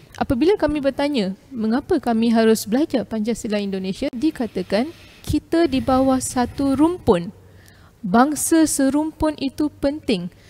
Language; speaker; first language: Malay; non-native, local second language; Tamil